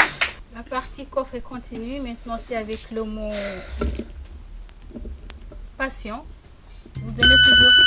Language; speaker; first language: French; non-native, local second language; Comorian